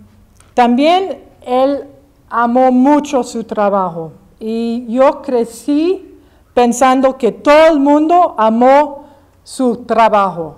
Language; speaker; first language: Spanish; early bilingual, heritage; English